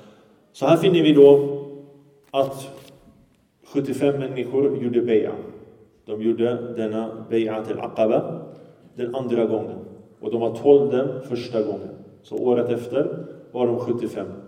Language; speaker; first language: Swedish; early bilingual, other home language; Arabic